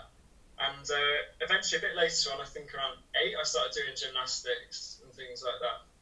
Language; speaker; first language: English; native; English